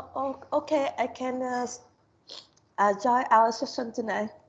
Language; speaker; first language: English; non-native, learner; Vietnamese